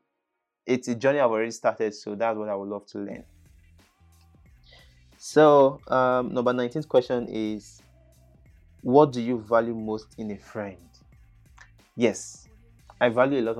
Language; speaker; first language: English; native; English